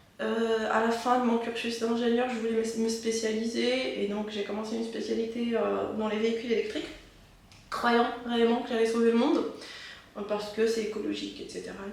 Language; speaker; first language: French; non-native, local second language; Arabic